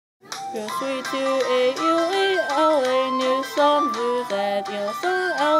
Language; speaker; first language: French; non-native, learner; English